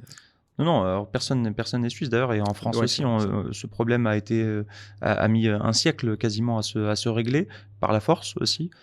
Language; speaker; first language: French; native; French